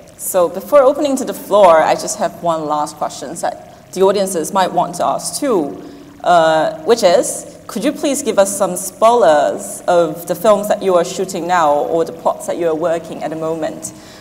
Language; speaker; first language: English; non-native, fluent; Chinese